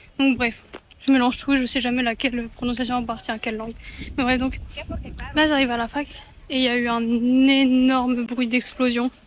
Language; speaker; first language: French; native; French